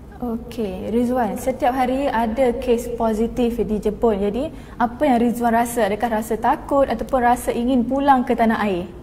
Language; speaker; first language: Malay; native; Malay